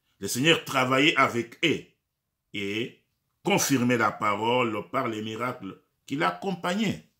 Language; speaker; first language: French; non-native, local second language; Lingala